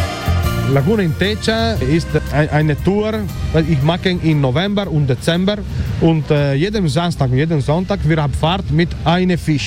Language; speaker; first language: German; non-native, learner; Italian